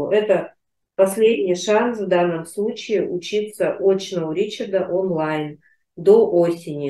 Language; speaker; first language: Russian; native; Russian